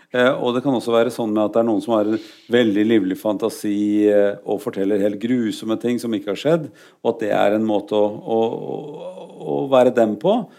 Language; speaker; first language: Norwegian; native; Norwegian